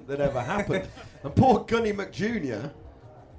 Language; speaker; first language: English; native; English